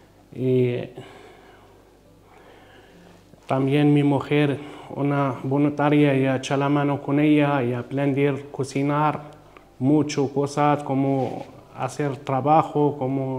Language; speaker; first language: Spanish; non-native, learner; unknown